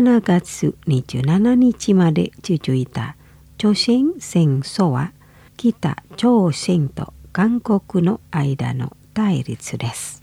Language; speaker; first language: Japanese; non-native, fluent; Indonesian